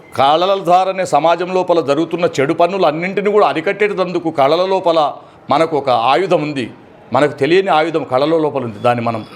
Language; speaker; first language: Telugu; native; Telugu